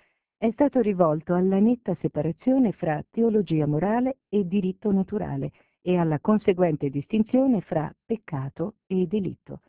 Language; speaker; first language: Italian; native; Italian